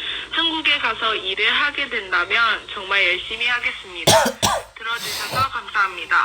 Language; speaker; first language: Korean; non-native, learner; Indonesian